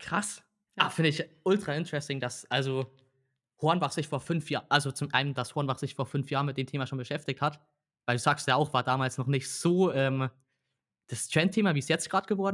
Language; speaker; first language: German; native; German